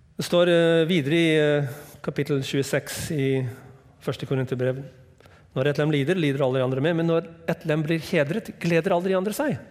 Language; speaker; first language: Norwegian; non-native, fluent; English